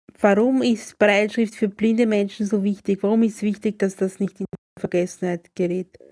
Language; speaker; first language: German; native; German